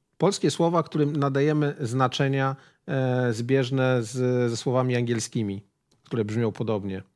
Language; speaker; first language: Polish; native; Polish